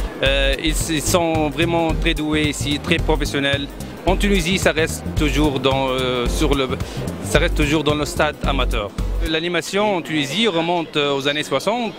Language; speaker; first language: French; non-native, local second language; Arabic